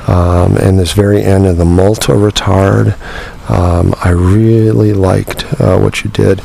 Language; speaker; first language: English; native; English